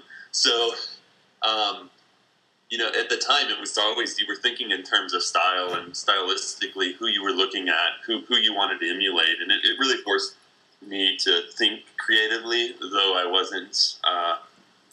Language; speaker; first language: English; native; English